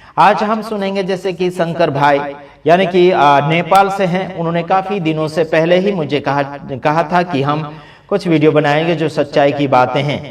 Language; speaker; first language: Hindi; non-native, local second language; Gujarati